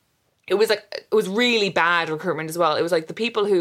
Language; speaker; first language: English; native; English